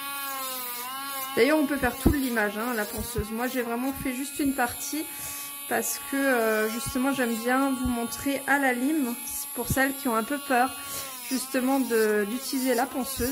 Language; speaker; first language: French; native; French